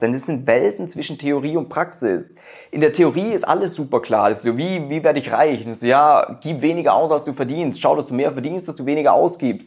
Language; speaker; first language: German; native; German